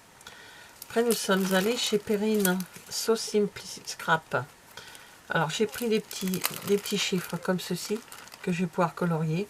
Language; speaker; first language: French; native; French